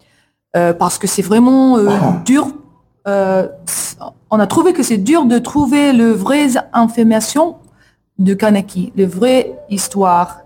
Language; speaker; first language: French; non-native, learner; English